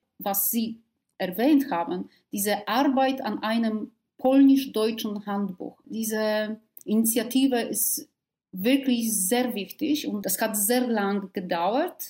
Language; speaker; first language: German; non-native, fluent; Polish